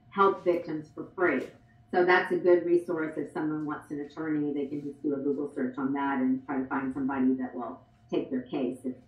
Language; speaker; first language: English; native; English